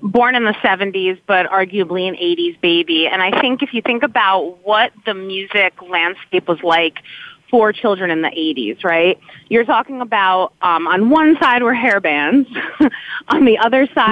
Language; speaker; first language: English; native; English